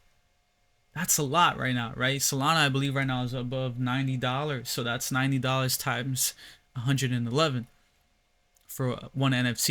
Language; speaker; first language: English; native; English